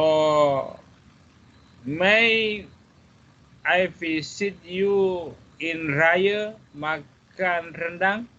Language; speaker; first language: English; non-native, fluent; Malay